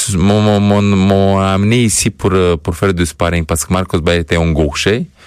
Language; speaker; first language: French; non-native, fluent; Romanian